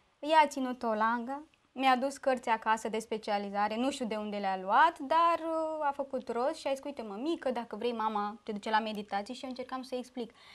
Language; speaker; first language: Romanian; native; Romanian